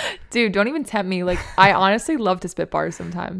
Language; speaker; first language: English; native; English